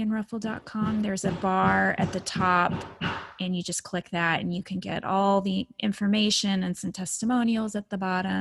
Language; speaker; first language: English; native; English